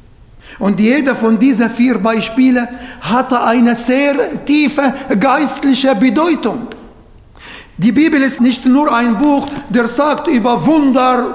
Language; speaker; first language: German; non-native, fluent; Arabic